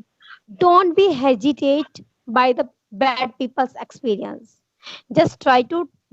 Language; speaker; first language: English; non-native, learner; Hindi